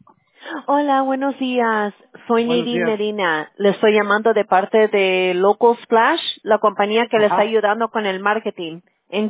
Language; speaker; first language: Spanish; early bilingual, heritage; Spanish